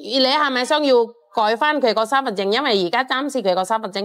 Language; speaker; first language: Cantonese; non-native, fluent; Indonesian